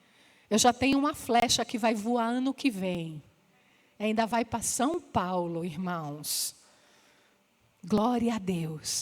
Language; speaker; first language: Portuguese; native; Portuguese